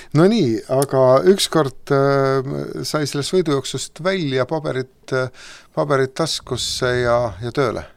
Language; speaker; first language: Estonian; native; Estonian